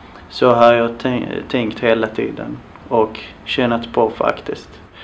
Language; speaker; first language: Swedish; non-native, fluent; Arabic